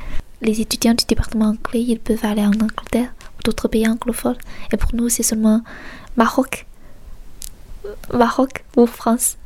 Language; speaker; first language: French; non-native, fluent; Chinese